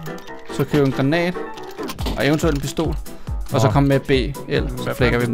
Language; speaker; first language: Danish; native; Danish